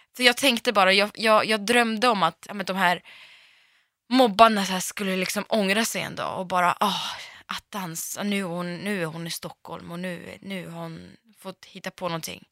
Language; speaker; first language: Swedish; early bilingual, other home language; Russian